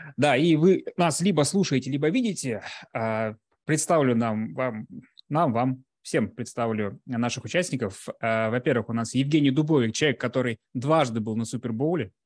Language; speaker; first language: Russian; native; Russian